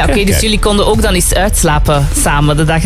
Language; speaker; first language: Dutch; native; Dutch